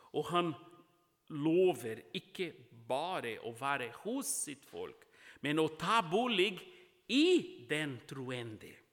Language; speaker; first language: Norwegian; non-native, fluent; Portuguese